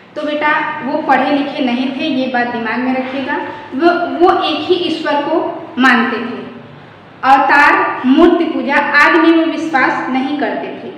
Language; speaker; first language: Hindi; native; Hindi